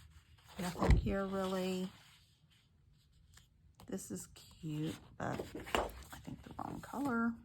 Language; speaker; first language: English; native; English